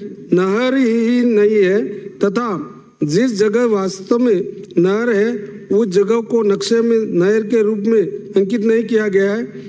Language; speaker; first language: Hindi; native; Hindi